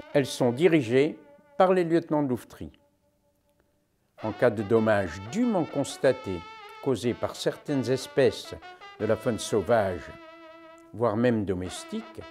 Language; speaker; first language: French; native; French